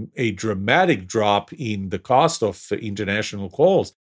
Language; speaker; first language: English; non-native, fluent; Hebrew